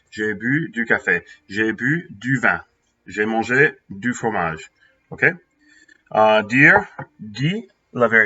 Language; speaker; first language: French; non-native, fluent; English